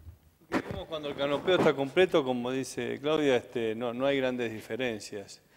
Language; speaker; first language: Spanish; native; Spanish